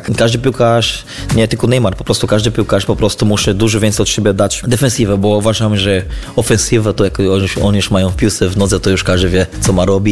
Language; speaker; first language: Polish; non-native, fluent; Portuguese